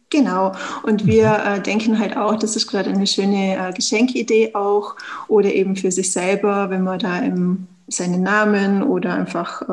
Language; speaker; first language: German; native; German